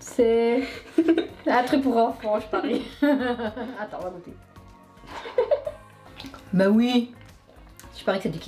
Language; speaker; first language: French; native; French